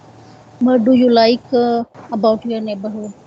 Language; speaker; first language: English; non-native, learner; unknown